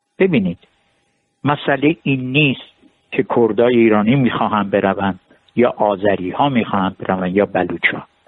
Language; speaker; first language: Persian; non-native, local second language; Armenian